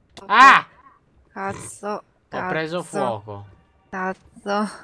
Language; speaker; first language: Italian; native; Italian